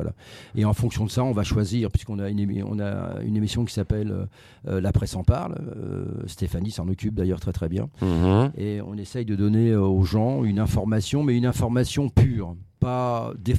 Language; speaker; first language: French; native; French